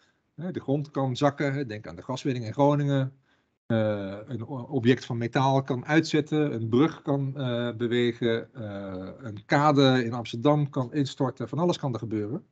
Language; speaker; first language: Dutch; native; Dutch